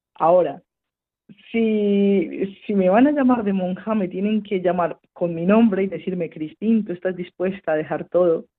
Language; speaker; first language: Spanish; native; Spanish